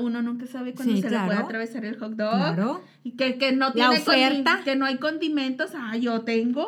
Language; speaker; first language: Spanish; native; Spanish